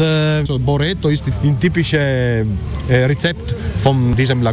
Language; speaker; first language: German; non-native, learner; Italian